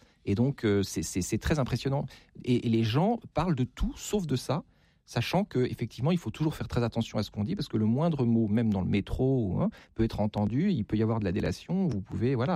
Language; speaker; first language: French; native; French